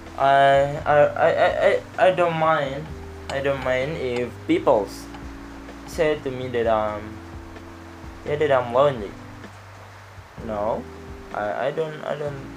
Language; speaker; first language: English; non-native, learner; Indonesian